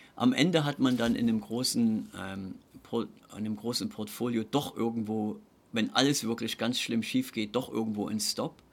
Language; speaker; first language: German; native; German